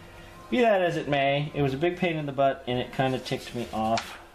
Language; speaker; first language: English; native; English